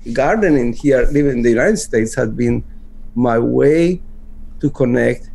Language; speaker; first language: English; non-native, fluent; Spanish